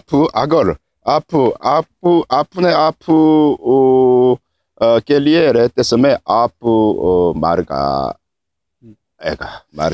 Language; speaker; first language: Hindi; non-native, learner; Korean